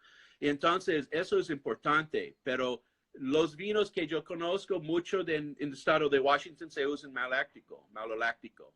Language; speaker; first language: Spanish; non-native, fluent; English